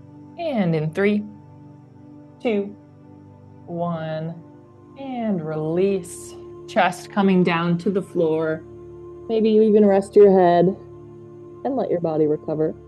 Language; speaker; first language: English; native; English